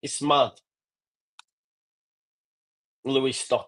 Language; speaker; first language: English; native; English